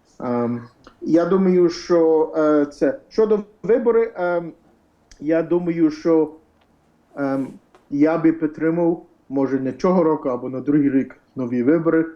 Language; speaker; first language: Ukrainian; early bilingual, heritage; English